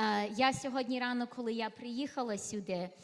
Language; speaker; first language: Ukrainian; early bilingual, heritage; Ukrainian